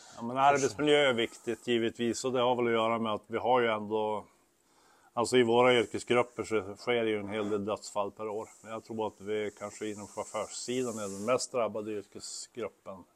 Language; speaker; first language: Swedish; native; Swedish